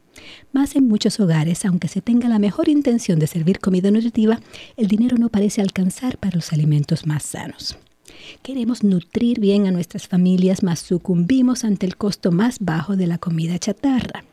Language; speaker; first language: Spanish; native; Spanish